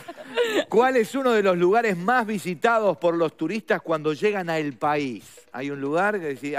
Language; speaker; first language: Spanish; native; Spanish